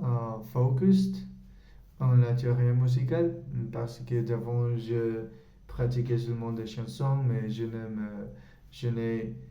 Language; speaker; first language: French; non-native, learner; Spanish